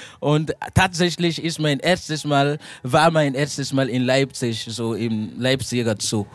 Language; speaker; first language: German; non-native, fluent; Mossi